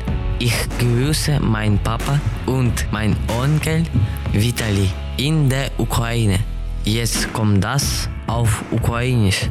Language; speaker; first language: German; non-native, learner; Ukrainian